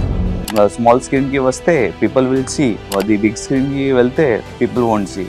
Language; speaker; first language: Telugu; non-native, learner; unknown